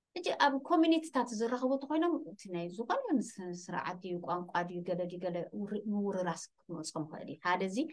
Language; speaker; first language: Tigrinya; native; Tigrinya